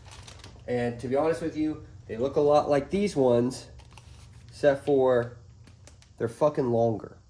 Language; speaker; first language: English; native; English